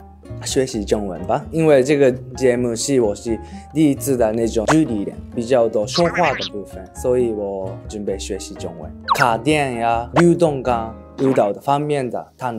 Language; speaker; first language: Chinese; non-native, learner; Japanese